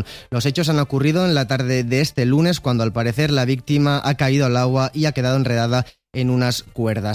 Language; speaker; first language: Spanish; native; Spanish